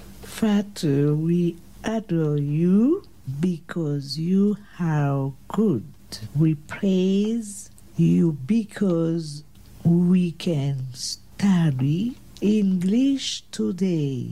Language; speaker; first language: English; non-native, learner; French